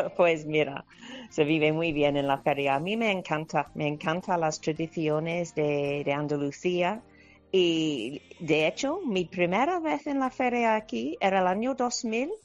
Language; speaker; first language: Spanish; non-native, fluent; English